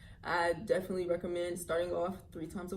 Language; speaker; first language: English; native; English